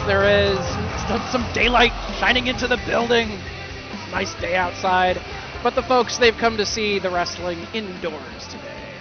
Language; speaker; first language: English; native; English